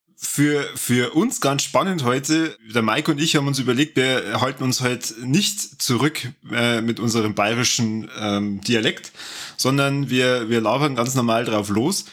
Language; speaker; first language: German; native; German